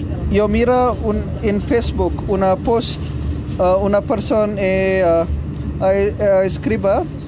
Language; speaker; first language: Spanish; non-native, learner; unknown